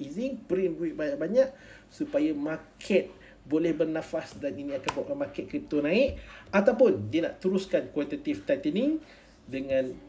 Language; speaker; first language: Malay; native; Malay